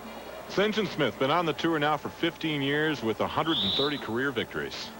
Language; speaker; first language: English; native; English